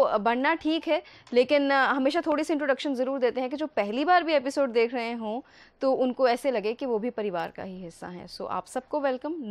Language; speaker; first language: Hindi; native; Hindi